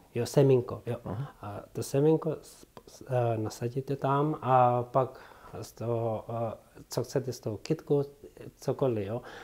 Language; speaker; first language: Czech; non-native, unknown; Tibetan